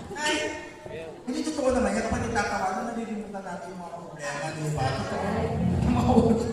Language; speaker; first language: Filipino; native; Filipino